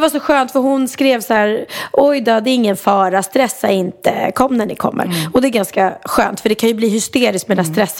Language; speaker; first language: Swedish; native; Swedish